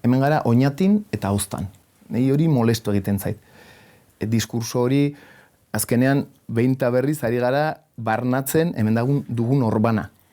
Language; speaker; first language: Basque; non-native, local second language; Spanish